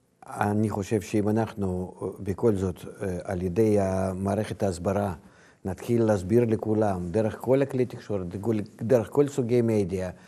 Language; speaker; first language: Hebrew; non-native, fluent; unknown